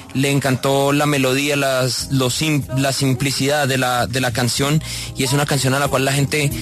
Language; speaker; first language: Spanish; native; Spanish